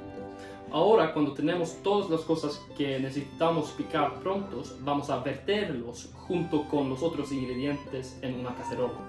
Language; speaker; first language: Spanish; non-native, learner; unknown